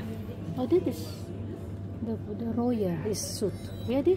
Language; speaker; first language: Dutch; non-native, learner; Filipino